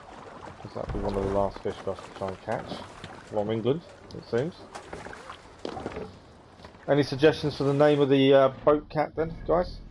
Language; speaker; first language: English; native; English